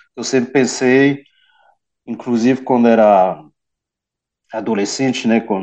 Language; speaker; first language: Portuguese; early bilingual, heritage; Portuguese